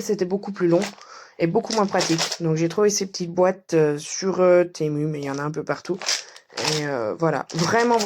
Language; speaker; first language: French; native; French